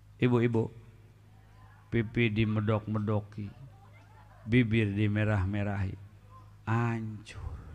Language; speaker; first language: Indonesian; non-native, local second language; Sundanese